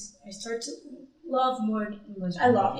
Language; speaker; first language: English; non-native, learner; Portuguese